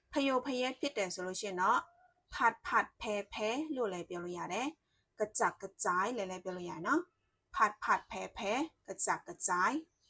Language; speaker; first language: Burmese; non-native, local second language; Shan